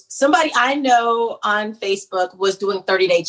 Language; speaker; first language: English; native; English